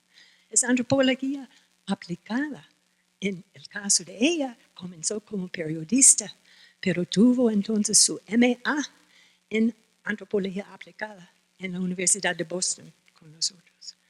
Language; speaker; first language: Spanish; non-native, fluent; English